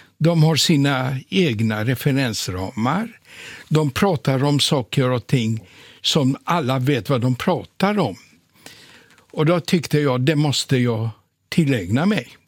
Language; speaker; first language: Swedish; non-native, fluent; Polish